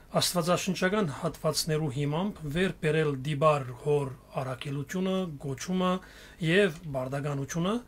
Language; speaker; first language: Armenian; native; Armenian